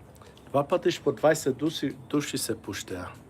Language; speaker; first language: Macedonian; early bilingual, heritage; Macedonian